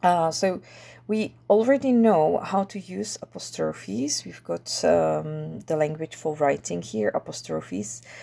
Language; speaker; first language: English; non-native, fluent; Czech